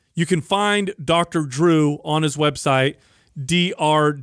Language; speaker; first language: English; native; English